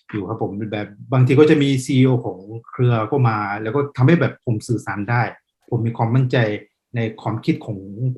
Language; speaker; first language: Thai; non-native, fluent; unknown